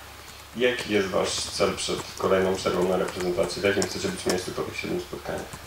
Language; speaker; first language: Polish; native; Polish